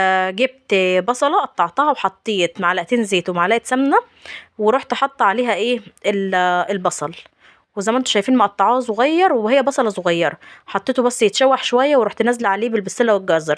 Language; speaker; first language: Arabic; native; Arabic